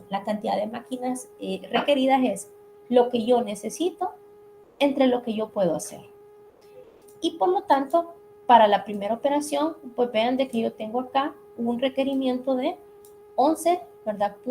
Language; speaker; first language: Spanish; native; Spanish